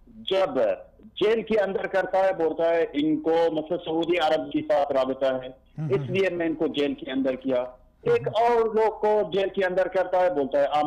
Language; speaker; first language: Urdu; non-native, fluent; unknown